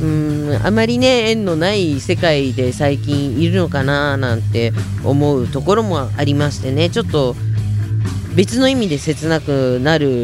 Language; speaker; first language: Japanese; native; Japanese